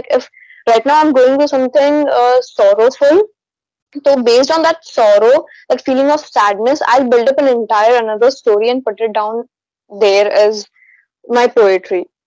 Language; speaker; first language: English; non-native, local second language; Hindi